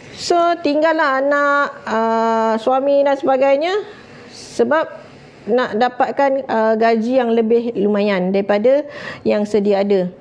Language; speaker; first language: Malay; native; Malay